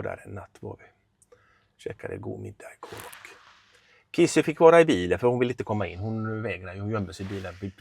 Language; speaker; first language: Swedish; native; Swedish